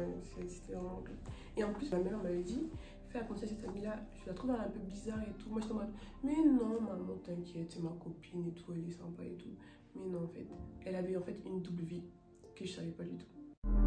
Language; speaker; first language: French; native; French